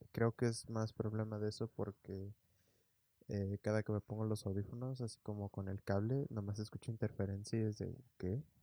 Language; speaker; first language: Spanish; early bilingual, heritage; Spanish